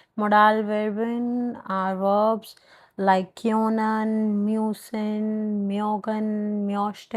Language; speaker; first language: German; non-native, learner; Hindi